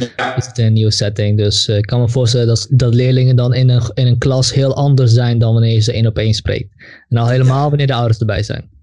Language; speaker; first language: Dutch; native; Dutch